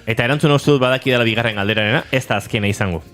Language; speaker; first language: Basque; native; Basque